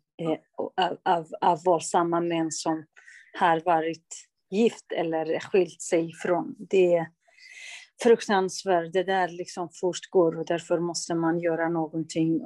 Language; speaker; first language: Swedish; non-native, local second language; Kurdish